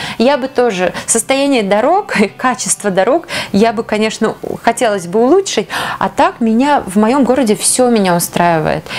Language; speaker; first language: Russian; non-native, local second language; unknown